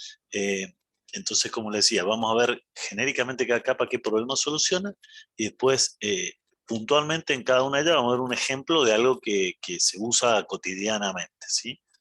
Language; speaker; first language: Spanish; native; Spanish